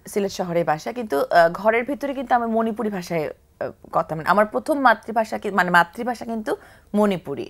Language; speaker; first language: Bangla; non-native, local second language; Manipuri